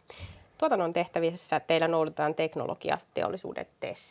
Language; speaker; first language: Finnish; native; Finnish